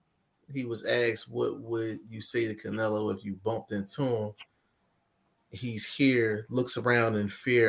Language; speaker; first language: English; native; English